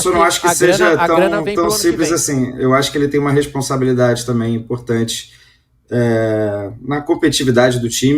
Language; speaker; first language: Portuguese; native; Portuguese